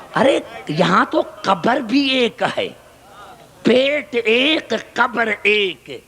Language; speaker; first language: Urdu; non-native, local second language; Sindhi